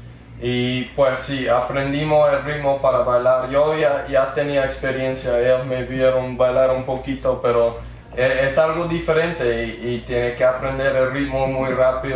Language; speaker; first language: Spanish; early bilingual, heritage; English